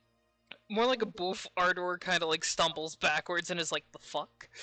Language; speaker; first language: English; native; English